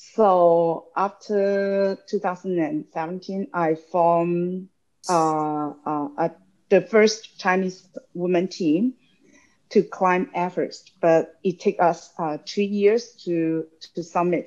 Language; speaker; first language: English; non-native, local second language; Cantonese